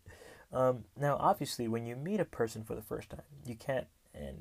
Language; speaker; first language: English; non-native, local second language; Kinyarwanda